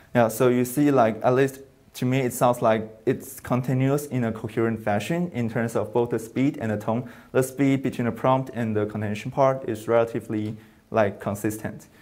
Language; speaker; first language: English; non-native, fluent; Chinese